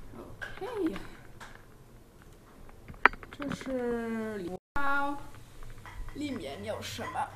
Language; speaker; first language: Chinese; non-native, learner; German